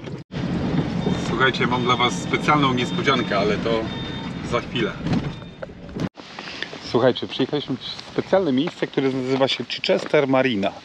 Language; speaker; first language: Polish; native; Polish